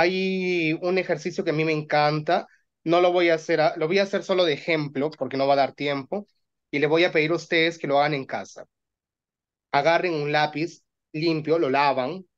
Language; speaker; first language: Spanish; non-native, fluent; Portuguese